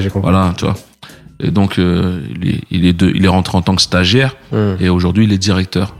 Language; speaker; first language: French; native; French